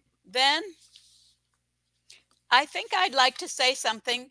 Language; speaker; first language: English; native; English